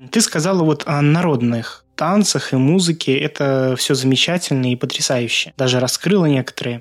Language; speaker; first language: Russian; non-native, local second language; Azerbaijani